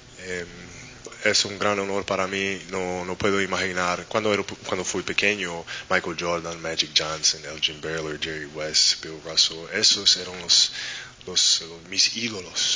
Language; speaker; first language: Spanish; non-native, learner; English